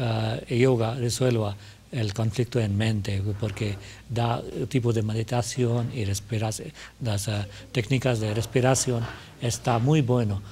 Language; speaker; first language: Spanish; non-native, learner; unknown